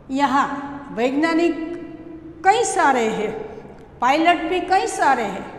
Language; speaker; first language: Hindi; non-native, local second language; Gujarati